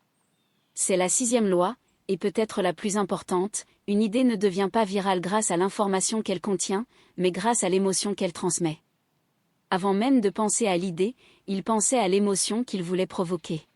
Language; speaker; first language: French; native; French